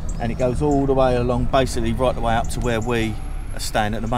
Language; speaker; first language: English; native; English